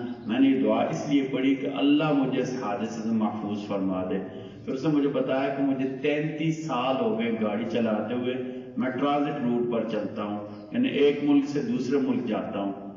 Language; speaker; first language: Urdu; native; Urdu